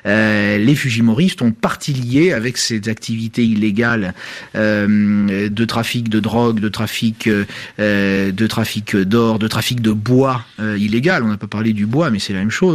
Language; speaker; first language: French; native; French